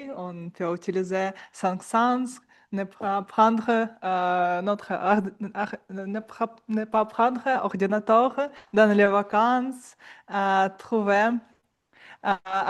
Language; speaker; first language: French; non-native, learner; Russian